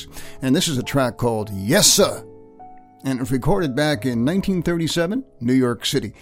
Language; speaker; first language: English; native; English